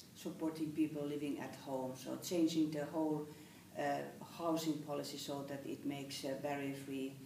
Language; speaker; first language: English; non-native, fluent; Finnish